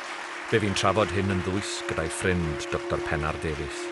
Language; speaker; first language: Welsh; native; Welsh